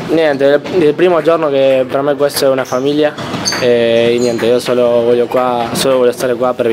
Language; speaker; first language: Italian; non-native, learner; Spanish